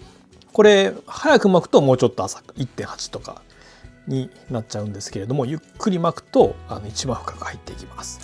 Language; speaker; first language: Japanese; native; Japanese